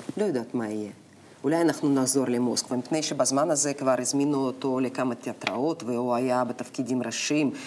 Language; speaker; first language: Hebrew; non-native, fluent; Russian